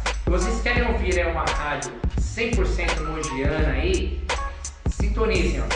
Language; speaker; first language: Portuguese; native; Portuguese